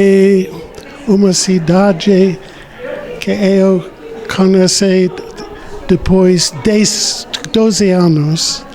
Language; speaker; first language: Portuguese; non-native, learner; English